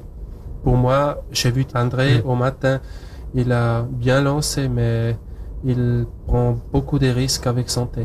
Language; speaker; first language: French; non-native, local second language; German